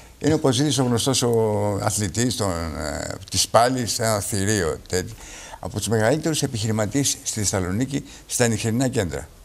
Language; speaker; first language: Greek; native; Greek